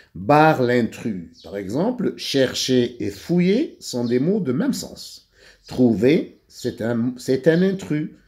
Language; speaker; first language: French; non-native, local second language; Arabic